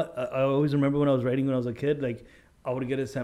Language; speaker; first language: English; native; English